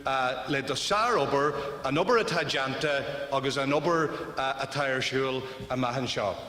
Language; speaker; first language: Irish; non-native, learner; English